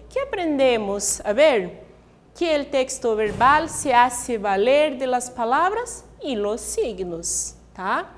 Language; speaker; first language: Spanish; non-native, learner; Portuguese